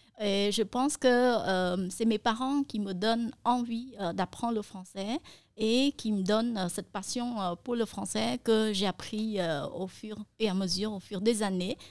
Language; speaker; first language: French; non-native, fluent; Khmer